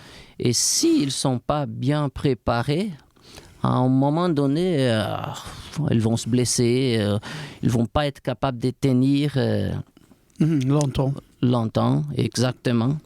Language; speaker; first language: French; non-native, fluent; Portuguese